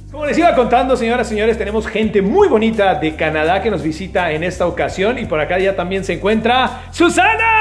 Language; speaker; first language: Spanish; native; Spanish